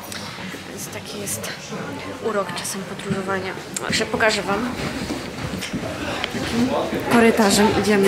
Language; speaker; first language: Polish; native; Polish